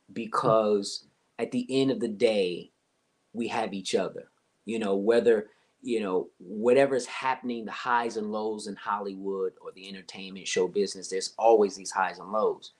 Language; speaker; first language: English; native; English